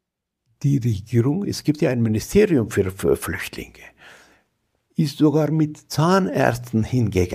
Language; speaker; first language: German; non-native, fluent; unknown